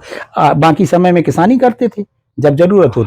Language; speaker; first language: Hindi; native; Hindi